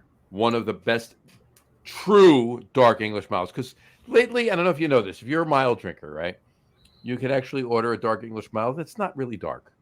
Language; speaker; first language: English; native; English